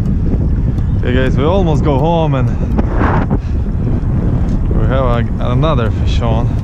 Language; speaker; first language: English; non-native, learner; Ukrainian